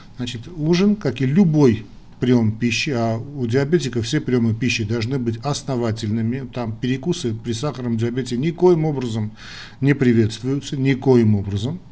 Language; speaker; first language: Russian; non-native, local second language; Armenian